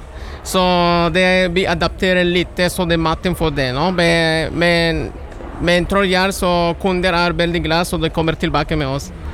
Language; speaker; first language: Norwegian; non-native, learner; Spanish